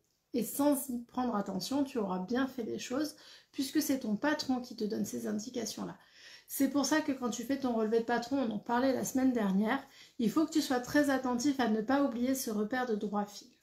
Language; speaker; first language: French; native; French